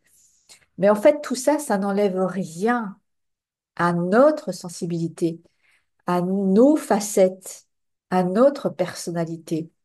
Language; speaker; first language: French; native; French